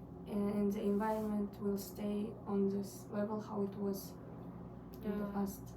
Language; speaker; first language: English; non-native, learner; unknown